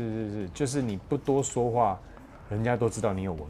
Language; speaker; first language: Chinese; native; Chinese